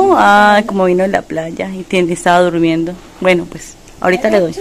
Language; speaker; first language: Spanish; native; Spanish